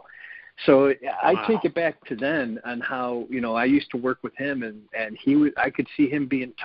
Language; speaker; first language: English; native; English